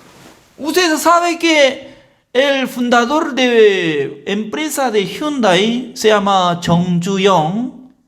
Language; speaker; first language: Spanish; non-native, learner; Korean